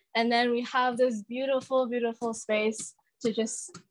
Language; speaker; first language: English; native; English